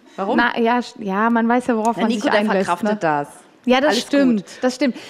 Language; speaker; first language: German; native; German